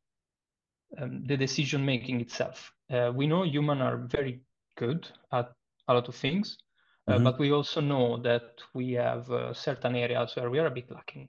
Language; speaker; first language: English; non-native, fluent; Italian